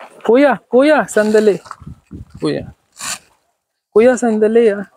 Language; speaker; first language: Filipino; non-native, learner; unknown